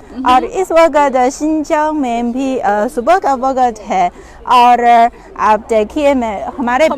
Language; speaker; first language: Urdu; non-native, fluent; Chinese